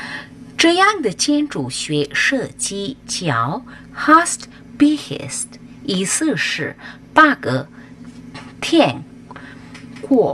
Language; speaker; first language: Chinese; non-native, fluent; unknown